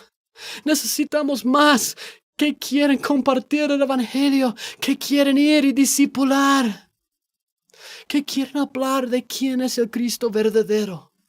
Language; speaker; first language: Spanish; non-native, fluent; English